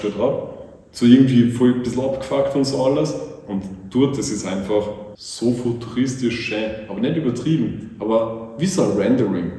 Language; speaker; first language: German; native; German